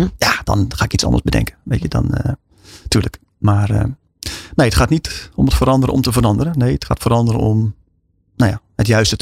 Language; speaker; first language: Dutch; native; Dutch